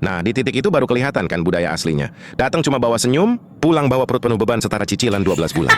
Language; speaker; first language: Indonesian; native; Indonesian